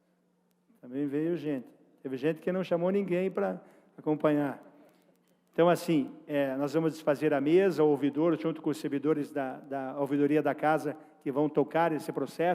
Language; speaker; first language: Portuguese; native; Portuguese